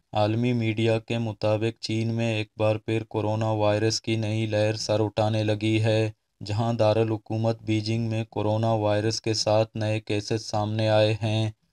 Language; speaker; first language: Urdu; non-native, local second language; Baluchi